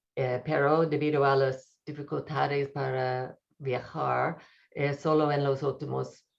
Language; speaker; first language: Spanish; non-native, learner; English